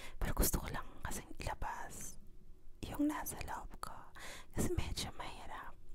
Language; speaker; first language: Filipino; native; Filipino